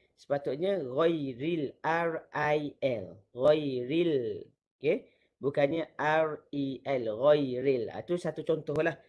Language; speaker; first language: Malay; native; Malay